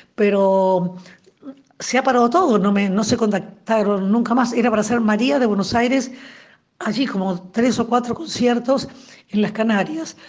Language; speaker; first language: Spanish; native; Spanish